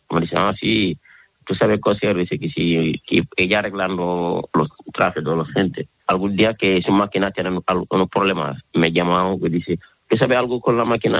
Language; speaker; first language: Spanish; non-native, learner; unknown